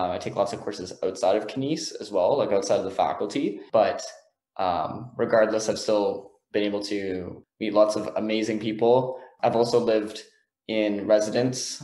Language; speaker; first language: English; native; English